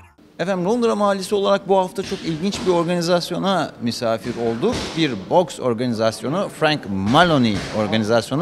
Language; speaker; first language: Turkish; native; Turkish